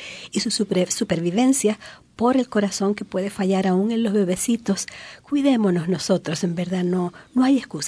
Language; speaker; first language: Spanish; native; Spanish